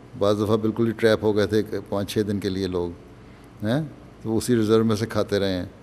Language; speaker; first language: Urdu; native; Urdu